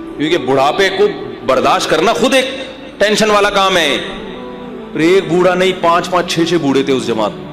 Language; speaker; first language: Urdu; native; Urdu